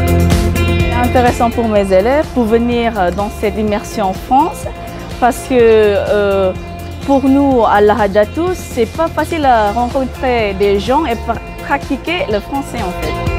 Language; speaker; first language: French; non-native, fluent; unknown